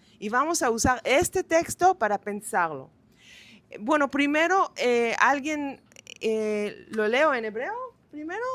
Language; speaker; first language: Spanish; non-native, fluent; Hebrew